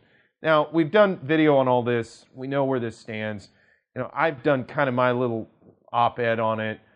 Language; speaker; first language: English; native; English